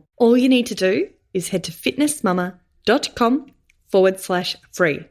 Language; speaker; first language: English; native; English